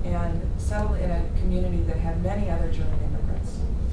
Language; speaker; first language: English; native; English